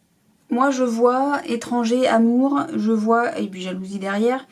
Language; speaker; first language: French; native; French